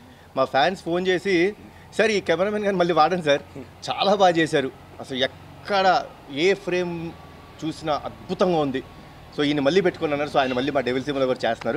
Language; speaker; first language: Telugu; native; Telugu